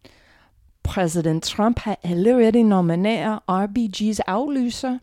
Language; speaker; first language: Danish; non-native, fluent; English